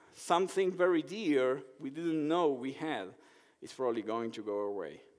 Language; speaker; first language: English; non-native, fluent; Spanish